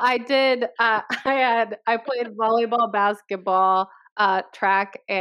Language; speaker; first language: English; early bilingual, other home language; Spanish